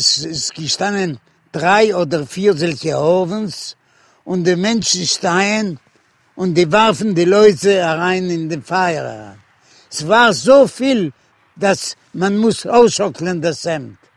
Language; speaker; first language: German; non-native, fluent; Yiddish